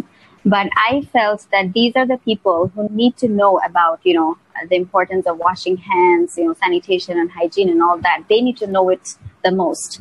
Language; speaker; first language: English; non-native, local second language; Bangla